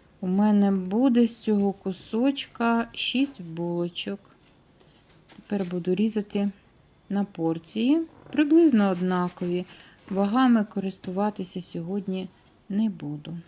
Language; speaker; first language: Ukrainian; native; Ukrainian